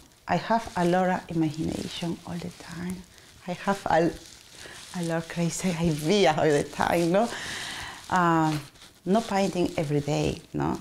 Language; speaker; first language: English; non-native, learner; Spanish